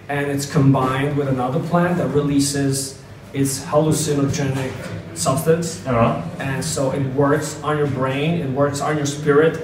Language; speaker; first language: English; native; English